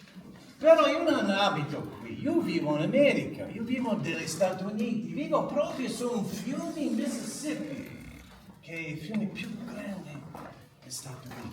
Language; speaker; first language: Italian; non-native, learner; English